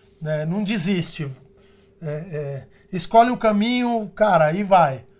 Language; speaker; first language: Portuguese; early bilingual, other home language; Spanish